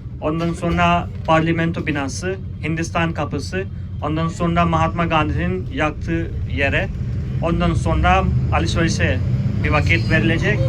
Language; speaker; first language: Turkish; non-native, fluent; Hindi